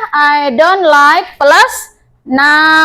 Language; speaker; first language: English; non-native, learner; Indonesian